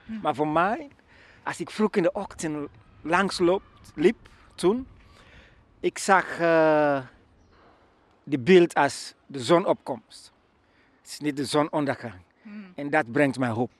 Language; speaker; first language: Dutch; non-native, learner; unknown